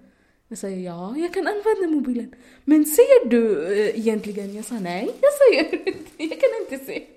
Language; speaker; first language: Swedish; non-native, fluent; Arabic